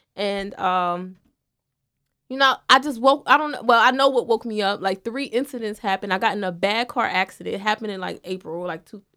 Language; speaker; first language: English; native; English